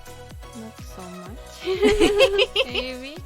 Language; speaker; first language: English; non-native, learner; Japanese